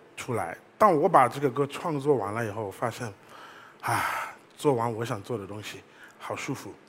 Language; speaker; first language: Chinese; non-native, fluent; English